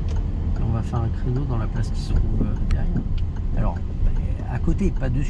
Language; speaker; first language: French; native; French